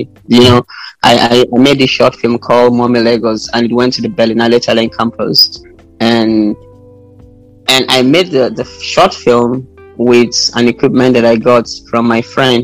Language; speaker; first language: English; non-native, local second language; Hausa